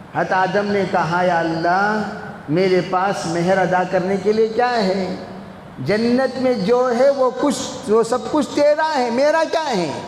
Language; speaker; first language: Urdu; native; Urdu